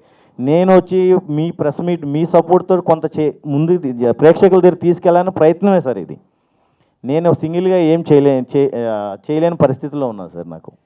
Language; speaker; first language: Telugu; native; Telugu